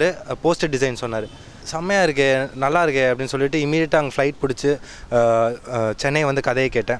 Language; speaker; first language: Tamil; native; Tamil